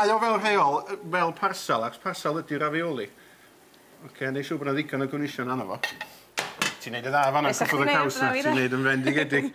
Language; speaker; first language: Welsh; native; Welsh